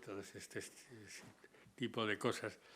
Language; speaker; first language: Spanish; native; Spanish